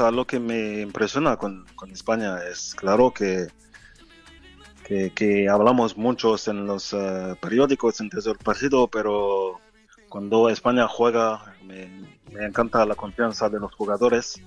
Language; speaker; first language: Spanish; non-native, fluent; French